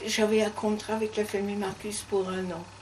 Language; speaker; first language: French; non-native, learner; German